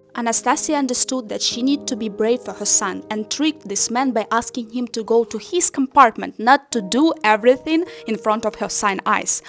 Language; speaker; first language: English; non-native, fluent; Ukrainian